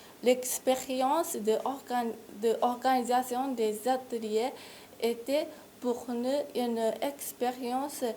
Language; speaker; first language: French; non-native, fluent; Japanese